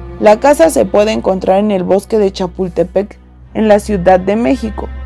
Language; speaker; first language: Spanish; native; Spanish